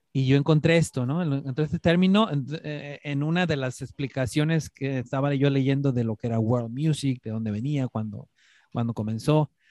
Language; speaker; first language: Spanish; native; Spanish